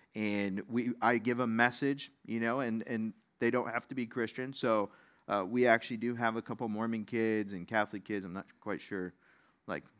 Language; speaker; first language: English; native; English